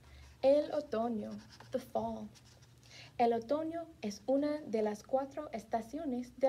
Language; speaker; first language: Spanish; non-native, fluent; English